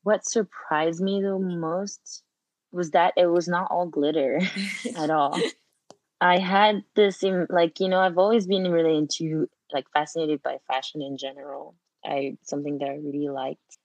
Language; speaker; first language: English; non-native, fluent; French